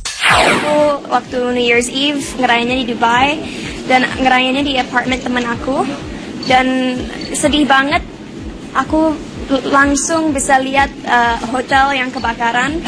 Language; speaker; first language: Indonesian; non-native, local second language; English